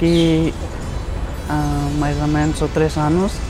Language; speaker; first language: Portuguese; non-native, learner; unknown